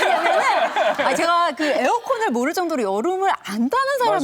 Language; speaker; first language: Korean; native; Korean